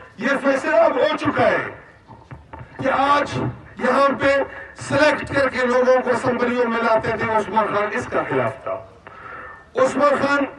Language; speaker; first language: Urdu; non-native, local second language; Baluchi